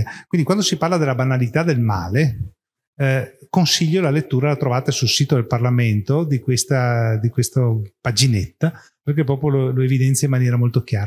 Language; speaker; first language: Italian; native; Italian